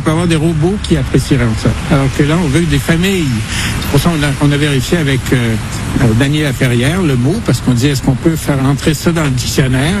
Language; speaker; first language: French; native; French